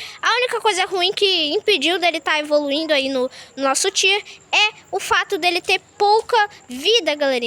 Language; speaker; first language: Portuguese; native; Portuguese